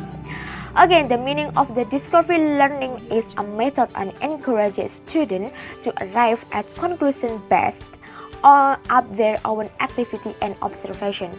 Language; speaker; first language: English; non-native, learner; Indonesian